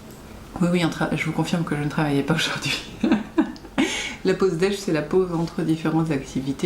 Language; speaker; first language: French; native; French